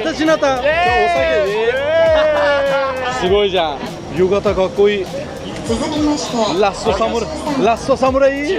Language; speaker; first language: Japanese; non-native, fluent; Persian